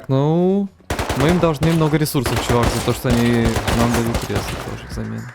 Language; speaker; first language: Russian; native; Russian